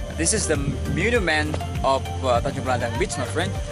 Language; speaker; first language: English; non-native, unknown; Indonesian